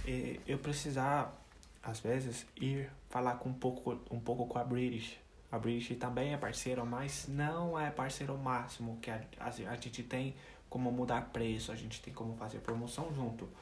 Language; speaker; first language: Portuguese; non-native, fluent; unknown